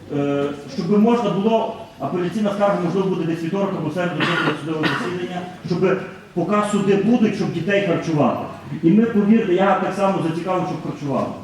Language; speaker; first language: Ukrainian; native; Ukrainian